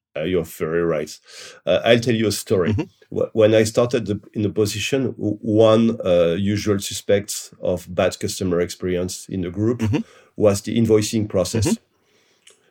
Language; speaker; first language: English; non-native, fluent; French